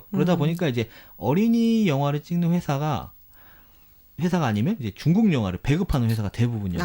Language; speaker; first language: Korean; native; Korean